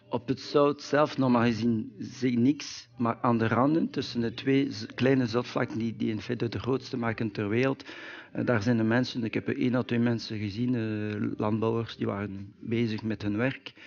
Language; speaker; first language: Dutch; non-native, local second language; French